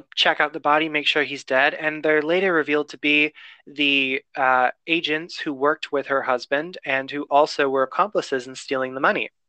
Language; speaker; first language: English; native; English